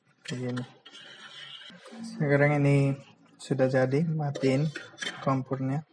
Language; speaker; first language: Indonesian; non-native, fluent; Bangla